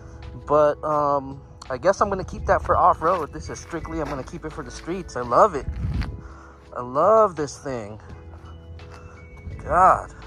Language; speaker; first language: English; native; English